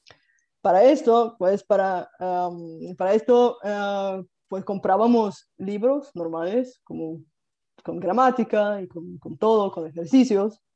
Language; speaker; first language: Spanish; non-native, fluent; Bulgarian